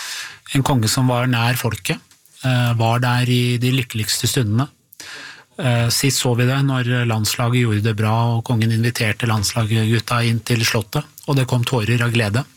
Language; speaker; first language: Norwegian; native; Norwegian